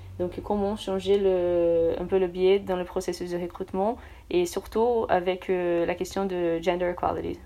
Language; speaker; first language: French; non-native, fluent; Portuguese